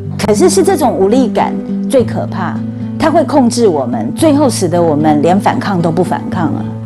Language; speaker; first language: Chinese; native; Chinese